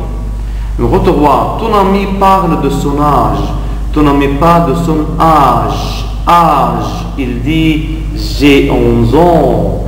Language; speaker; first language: French; non-native, fluent; Arabic